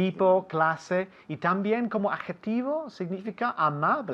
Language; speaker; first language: Spanish; non-native, fluent; English